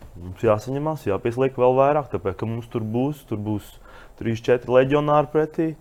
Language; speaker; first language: Latvian; native; Latvian